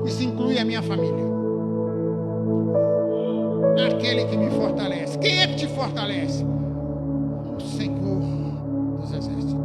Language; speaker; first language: Portuguese; native; Portuguese